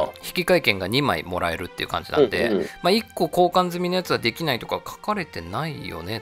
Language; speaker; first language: Japanese; native; Japanese